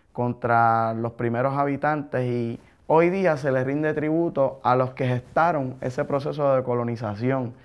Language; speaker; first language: Spanish; native; Spanish